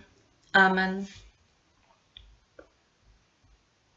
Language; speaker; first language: Polish; native; Polish